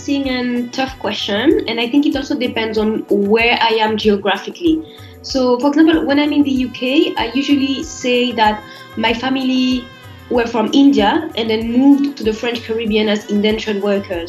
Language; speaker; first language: English; non-native, fluent; French